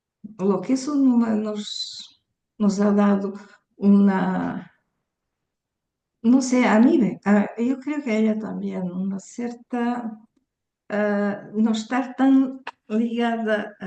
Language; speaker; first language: Spanish; early bilingual, heritage; Portuguese